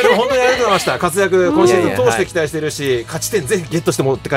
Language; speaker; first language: Japanese; native; Japanese